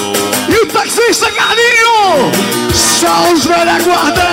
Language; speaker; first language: Portuguese; native; Portuguese